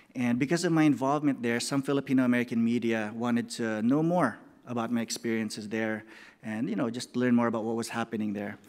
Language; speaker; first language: English; non-native, local second language; Filipino